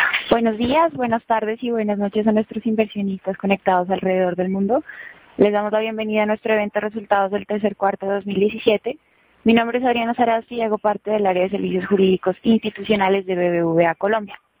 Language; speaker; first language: Spanish; native; Spanish